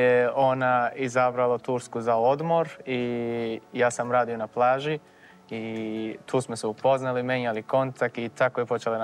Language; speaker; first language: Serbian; non-native, fluent; Turkish